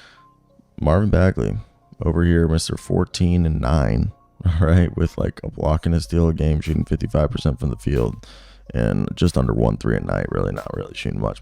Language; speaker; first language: English; native; English